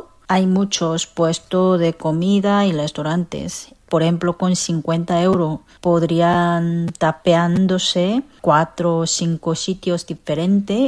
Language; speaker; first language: Spanish; non-native, learner; Korean